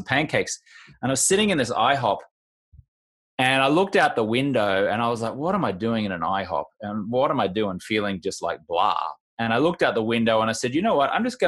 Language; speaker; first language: English; native; English